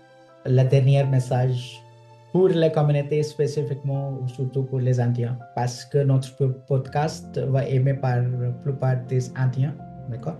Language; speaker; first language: French; non-native, fluent; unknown